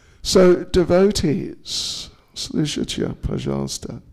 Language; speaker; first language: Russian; non-native, learner; English